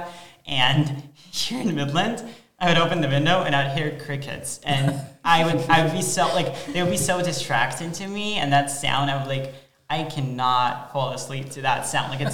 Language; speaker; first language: English; non-native, fluent; Ukrainian